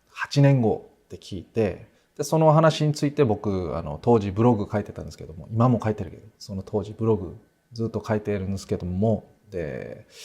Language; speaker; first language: Japanese; non-native, fluent; Korean